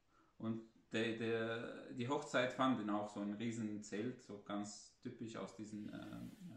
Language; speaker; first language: German; non-native, fluent; Arabic